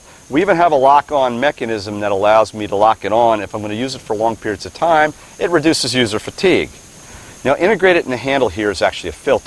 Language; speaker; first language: English; native; English